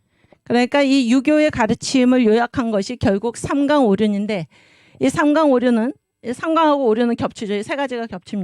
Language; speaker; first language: Korean; native; Korean